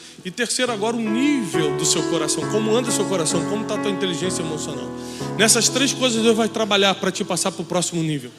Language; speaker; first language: Portuguese; native; Portuguese